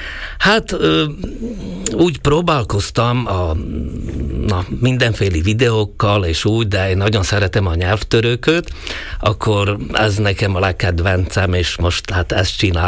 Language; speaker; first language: Hungarian; non-native, local second language; Slovak